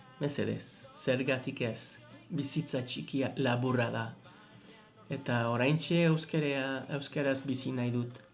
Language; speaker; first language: Basque; non-native, learner; English